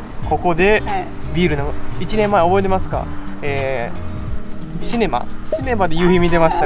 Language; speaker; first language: Japanese; native; Japanese